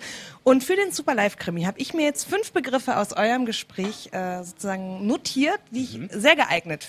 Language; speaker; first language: German; native; German